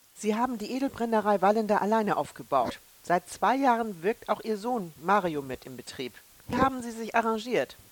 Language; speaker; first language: German; native; German